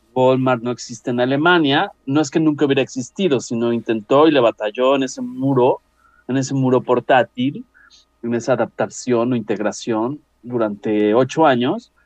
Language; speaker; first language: Spanish; native; Spanish